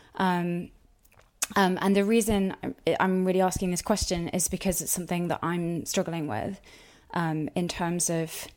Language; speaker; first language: English; native; English